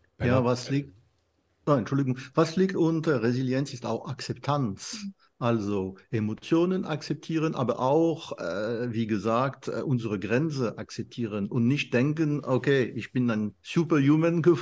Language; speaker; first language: German; non-native, learner; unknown